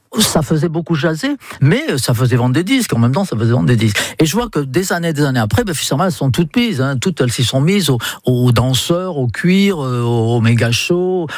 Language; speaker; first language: French; non-native, fluent; English